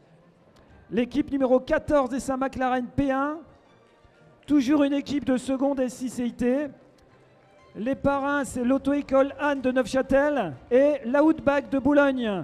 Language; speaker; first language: French; native; French